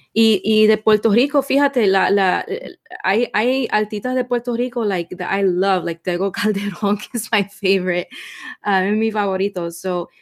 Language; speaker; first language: Spanish; early bilingual, heritage; Spanish